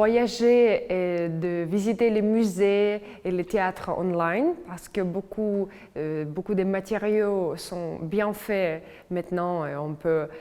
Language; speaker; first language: French; non-native, fluent; Russian